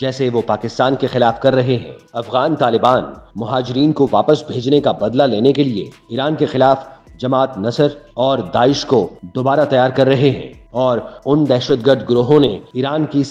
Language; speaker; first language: Urdu; native; Urdu